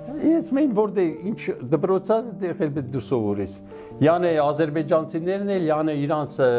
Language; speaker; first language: Armenian; non-native, local second language; Kurdish